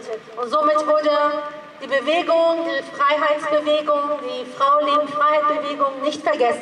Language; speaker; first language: German; early bilingual, other home language; Persian